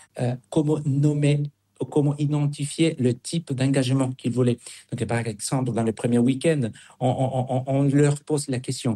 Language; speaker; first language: French; non-native, fluent; Spanish